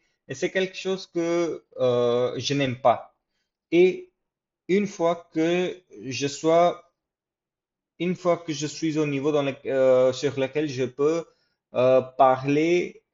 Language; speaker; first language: French; non-native, fluent; English